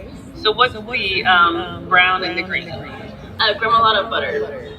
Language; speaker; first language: English; native; English